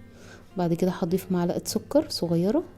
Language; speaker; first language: Arabic; native; Arabic